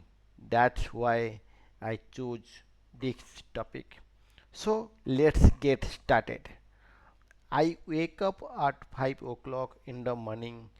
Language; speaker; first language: English; non-native, fluent; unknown